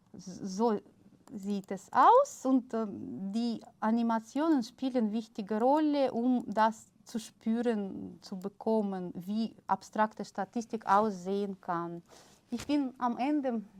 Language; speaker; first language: German; non-native, fluent; Russian